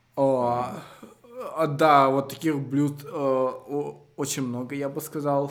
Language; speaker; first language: Russian; native; Russian